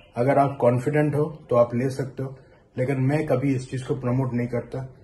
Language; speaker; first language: Hindi; non-native, local second language; Bangla